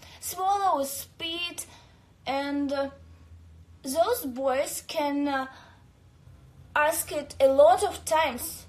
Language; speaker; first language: English; non-native, learner; Russian